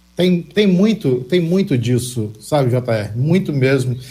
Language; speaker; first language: Portuguese; native; Portuguese